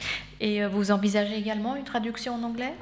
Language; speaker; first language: French; native; French